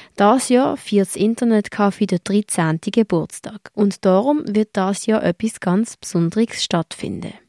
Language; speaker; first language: German; native; German